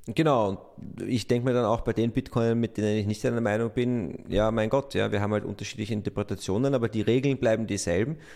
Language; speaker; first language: German; native; German